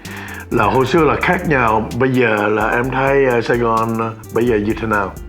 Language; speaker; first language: Vietnamese; early bilingual, heritage; English